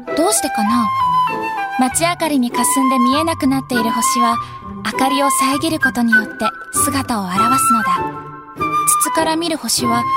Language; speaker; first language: Japanese; native; Japanese